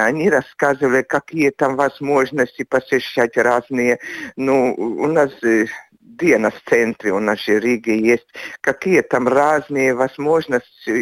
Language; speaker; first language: Russian; non-native, local second language; Latvian